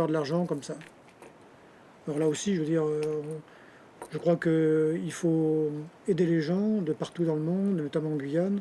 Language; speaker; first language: French; native; French